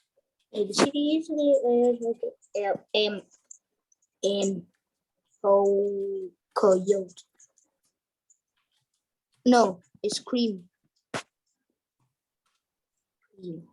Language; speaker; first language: English; non-native, learner; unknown